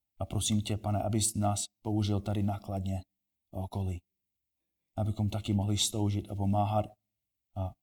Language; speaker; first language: Czech; non-native, fluent; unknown